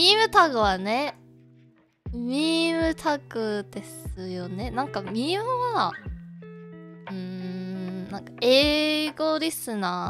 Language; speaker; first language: Japanese; non-native, learner; Korean